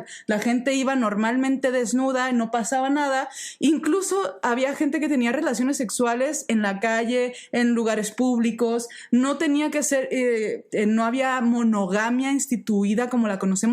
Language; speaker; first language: Spanish; native; Spanish